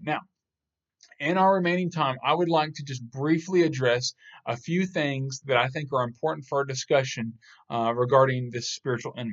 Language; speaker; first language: English; native; English